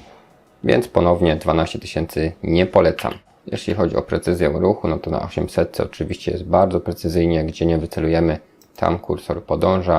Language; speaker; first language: Polish; native; Polish